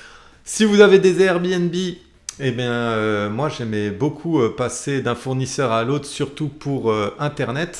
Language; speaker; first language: French; native; French